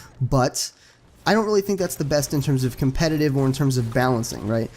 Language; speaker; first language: English; native; English